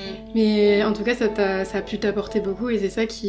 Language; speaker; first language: French; native; French